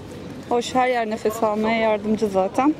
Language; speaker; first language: Turkish; native; Turkish